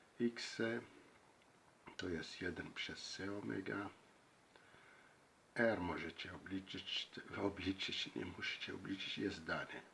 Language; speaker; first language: Polish; non-native, learner; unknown